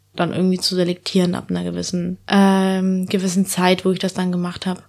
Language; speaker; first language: German; early bilingual, heritage; Spanish